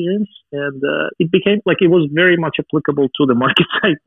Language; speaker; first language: English; non-native, fluent; Russian